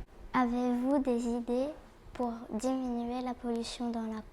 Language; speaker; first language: French; native; French